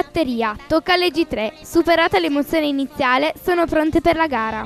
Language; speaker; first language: Italian; native; Italian